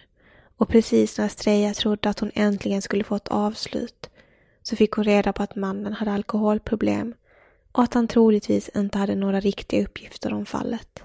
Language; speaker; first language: Swedish; native; Swedish